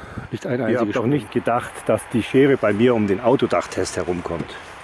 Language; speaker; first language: German; native; German